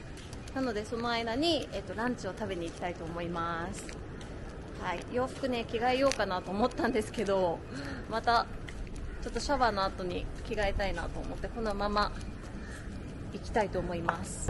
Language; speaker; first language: Japanese; native; Japanese